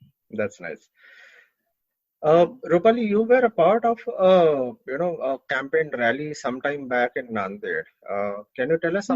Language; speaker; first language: English; non-native, local second language; Hindi